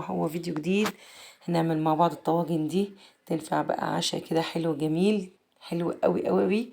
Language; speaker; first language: Arabic; native; Arabic